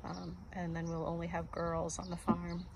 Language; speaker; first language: English; native; English